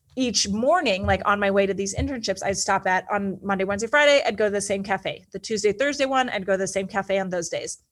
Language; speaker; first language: English; native; English